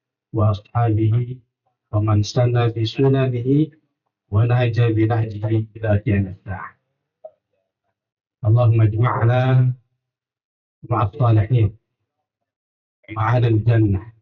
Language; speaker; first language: Arabic; non-native, fluent; Indonesian